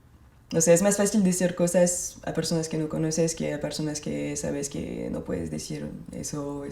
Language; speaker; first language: Spanish; non-native, fluent; French